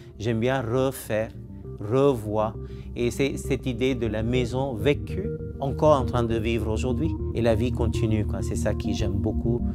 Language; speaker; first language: French; non-native, fluent; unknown